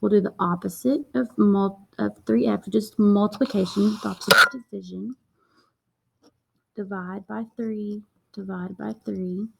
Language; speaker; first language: English; native; English